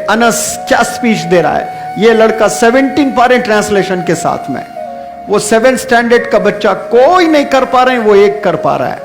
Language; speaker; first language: Urdu; native; Urdu